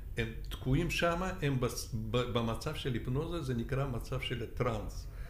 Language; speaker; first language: Hebrew; non-native, fluent; Russian